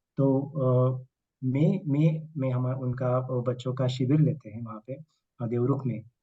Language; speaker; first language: Hindi; non-native, local second language; Marathi